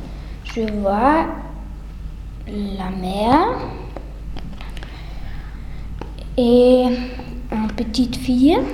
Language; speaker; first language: French; non-native, learner; German